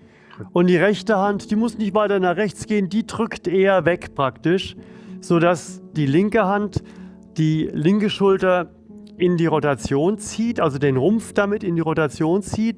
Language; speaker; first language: German; native; German